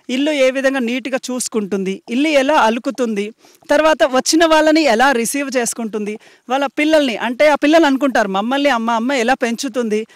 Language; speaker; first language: Telugu; native; Telugu